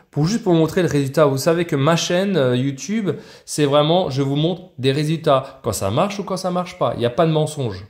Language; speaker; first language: French; native; French